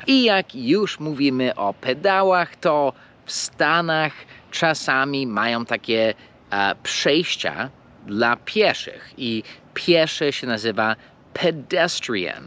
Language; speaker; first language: Polish; early bilingual, heritage; English